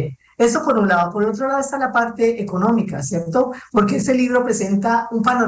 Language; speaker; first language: Spanish; native; Spanish